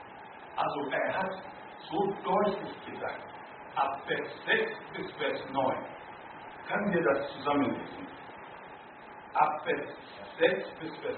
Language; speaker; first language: German; non-native, learner; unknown